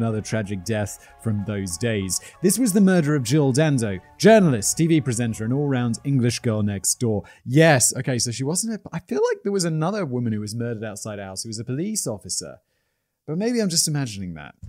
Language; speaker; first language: English; native; English